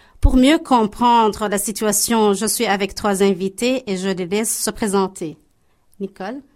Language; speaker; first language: French; native; French